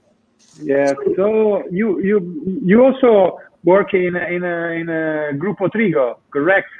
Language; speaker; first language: English; non-native, fluent; Italian